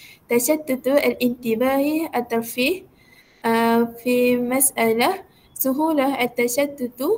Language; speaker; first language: Arabic; non-native, learner; Malay